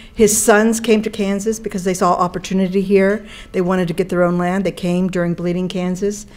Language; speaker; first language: English; native; English